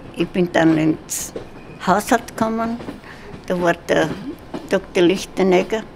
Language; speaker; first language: German; native; German